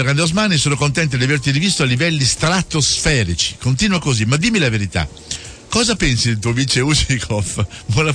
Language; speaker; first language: Italian; native; Italian